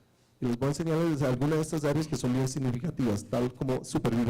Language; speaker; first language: Spanish; native; Spanish